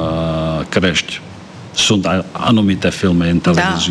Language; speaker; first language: Romanian; non-native, learner; Czech